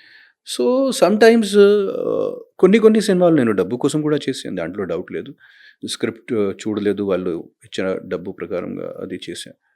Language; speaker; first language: Telugu; non-native, fluent; Hindi